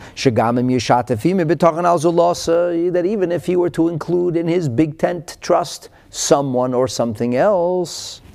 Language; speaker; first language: English; early bilingual, other home language; German